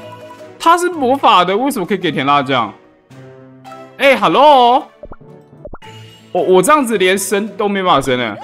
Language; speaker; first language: Chinese; native; Chinese